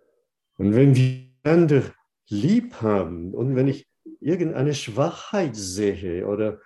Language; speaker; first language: German; non-native, fluent; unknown